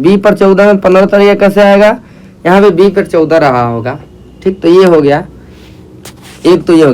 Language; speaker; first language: Hindi; native; Hindi